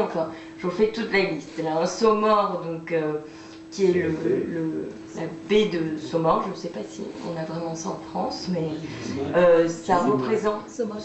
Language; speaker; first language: French; early bilingual, other home language; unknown